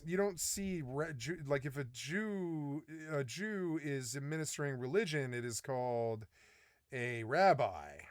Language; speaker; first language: English; native; English